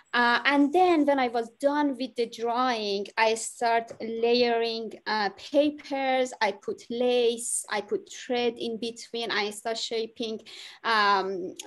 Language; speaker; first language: English; non-native, learner; Persian